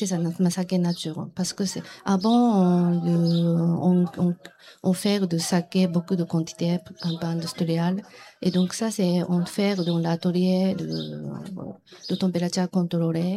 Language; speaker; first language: French; non-native, learner; Japanese